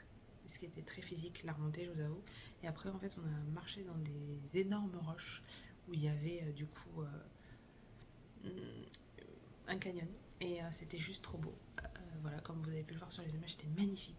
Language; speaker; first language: French; native; French